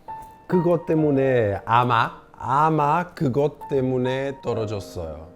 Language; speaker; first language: Korean; non-native, fluent; Italian